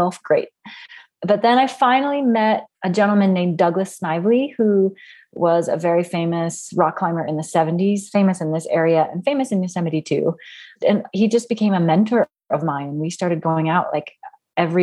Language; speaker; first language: English; native; English